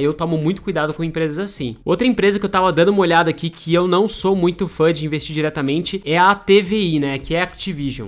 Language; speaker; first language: Portuguese; native; Portuguese